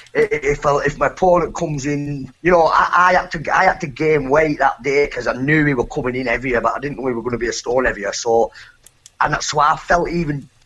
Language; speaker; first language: English; native; English